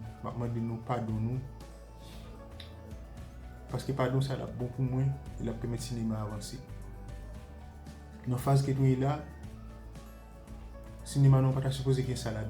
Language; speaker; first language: French; non-native, local second language; Haitian Creole